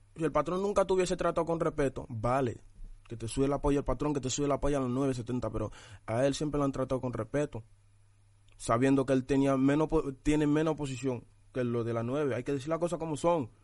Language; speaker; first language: Spanish; early bilingual, other home language; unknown